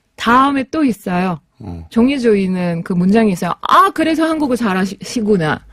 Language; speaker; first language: Korean; non-native, fluent; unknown